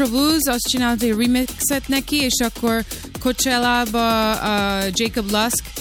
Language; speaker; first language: Hungarian; early bilingual, heritage; Hungarian